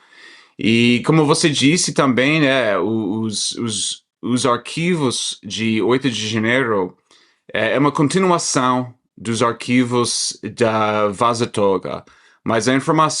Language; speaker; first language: Portuguese; non-native, fluent; English